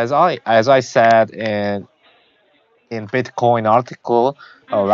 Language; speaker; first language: English; non-native, learner; Korean